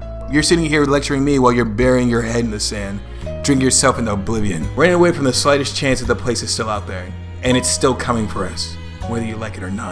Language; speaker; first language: English; native; English